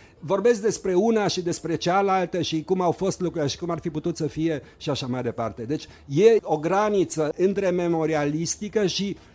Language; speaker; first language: Romanian; non-native, local second language; German